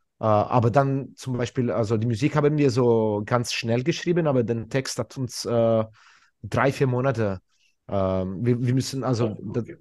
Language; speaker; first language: German; non-native, fluent; Italian